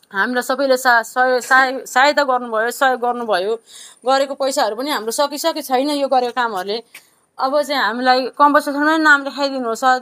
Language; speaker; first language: Nepali; native; Nepali